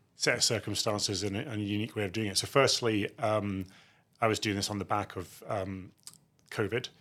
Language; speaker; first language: English; native; English